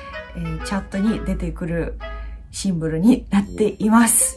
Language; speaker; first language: Japanese; non-native, fluent; Russian